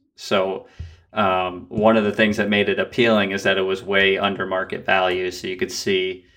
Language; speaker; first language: English; native; English